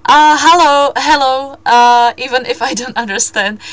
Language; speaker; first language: English; non-native, fluent; Czech